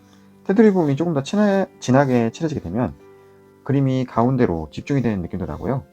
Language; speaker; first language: Korean; native; Korean